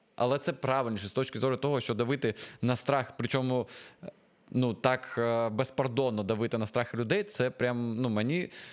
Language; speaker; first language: Ukrainian; non-native, local second language; Russian